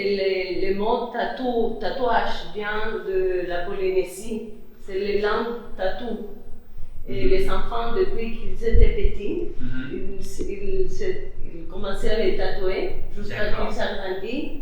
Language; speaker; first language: French; non-native, fluent; Spanish